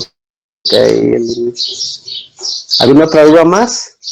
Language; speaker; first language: Spanish; native; Spanish